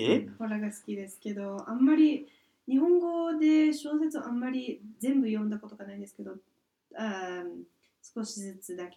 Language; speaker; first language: Japanese; non-native, fluent; English